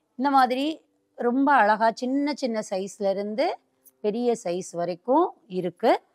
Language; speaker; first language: Tamil; native; Tamil